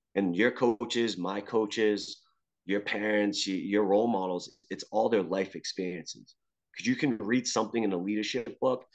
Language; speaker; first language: English; native; English